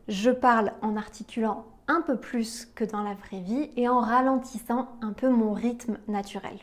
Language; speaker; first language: French; native; French